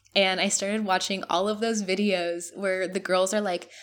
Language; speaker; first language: English; non-native, fluent; Spanish